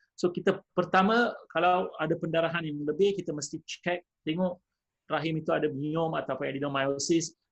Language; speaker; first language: Malay; non-native, local second language; Tamil